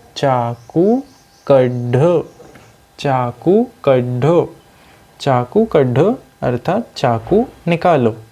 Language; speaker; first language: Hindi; non-native, local second language; Sindhi